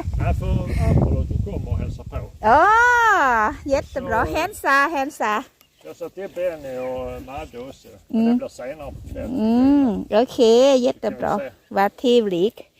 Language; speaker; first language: Swedish; non-native, learner; Thai